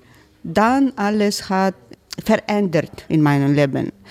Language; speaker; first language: German; non-native, learner; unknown